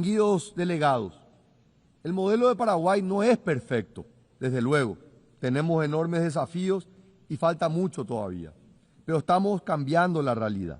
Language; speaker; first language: Spanish; native; Spanish